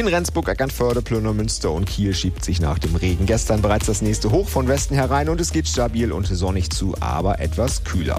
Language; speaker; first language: German; native; German